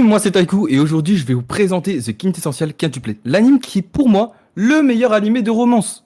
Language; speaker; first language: French; native; French